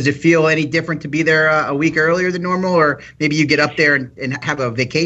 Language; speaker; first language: English; native; English